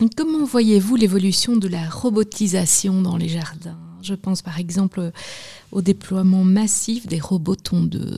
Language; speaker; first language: French; native; French